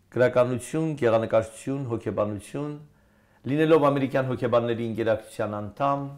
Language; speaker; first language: Armenian; native; Armenian